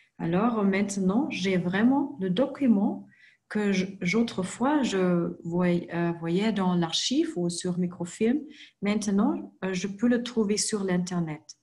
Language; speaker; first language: French; non-native, fluent; German